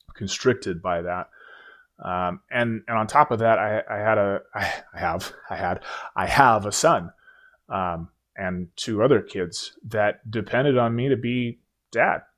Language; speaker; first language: English; native; English